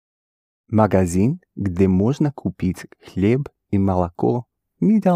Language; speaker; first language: Russian; non-native, learner; English